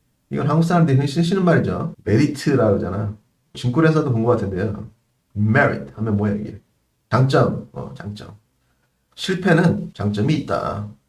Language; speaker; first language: Korean; native; Korean